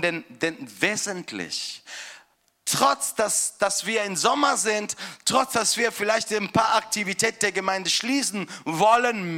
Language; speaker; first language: German; non-native, fluent; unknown